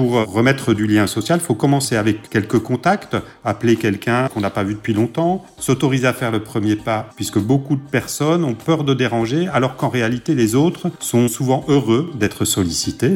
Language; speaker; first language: French; native; French